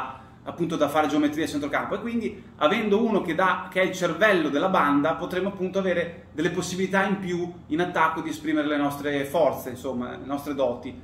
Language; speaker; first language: Italian; native; Italian